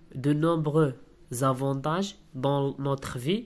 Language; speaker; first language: French; non-native, local second language; Arabic